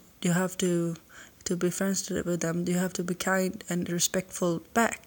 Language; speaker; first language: English; non-native, learner; Swedish